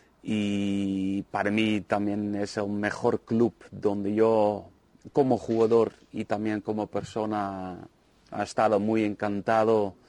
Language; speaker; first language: Spanish; non-native, fluent; Dutch